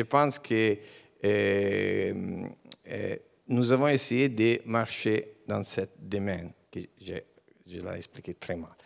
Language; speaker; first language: French; non-native, learner; Italian